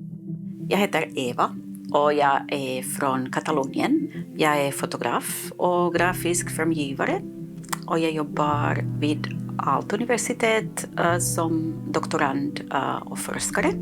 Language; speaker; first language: Swedish; non-native, fluent; Catalan